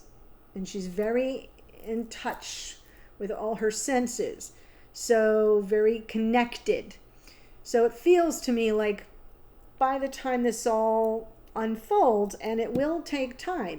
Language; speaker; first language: English; native; English